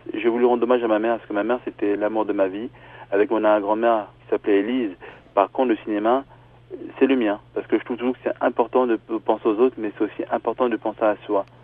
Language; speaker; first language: French; early bilingual, other home language; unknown